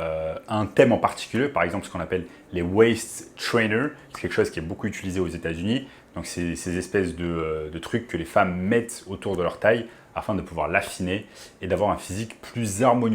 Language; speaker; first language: French; native; French